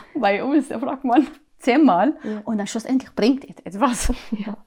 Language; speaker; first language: German; non-native, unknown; Arabic